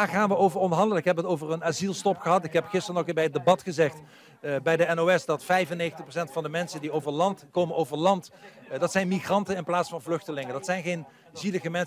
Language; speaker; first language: Dutch; native; Dutch